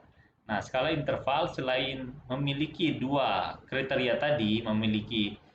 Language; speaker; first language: Indonesian; native; Indonesian